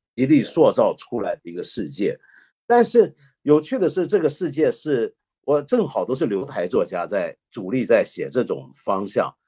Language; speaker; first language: Chinese; non-native, local second language; Cantonese